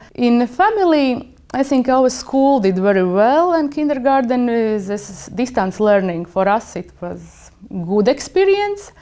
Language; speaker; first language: English; non-native, fluent; Latvian